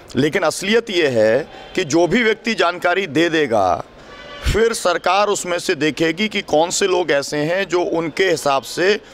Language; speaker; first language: Hindi; native; Hindi